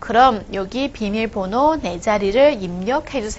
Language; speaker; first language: Korean; non-native, fluent; Chinese